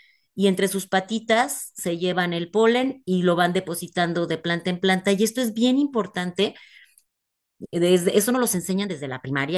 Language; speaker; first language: Spanish; native; Spanish